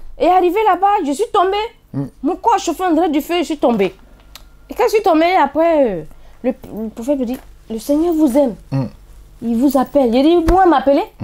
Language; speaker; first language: French; non-native, local second language; Dyula